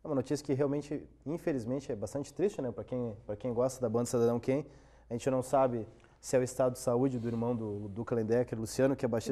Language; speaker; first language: Portuguese; native; Portuguese